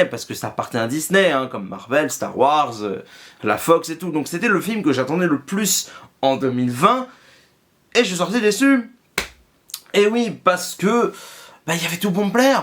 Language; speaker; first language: French; native; French